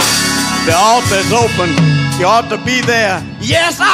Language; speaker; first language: English; native; English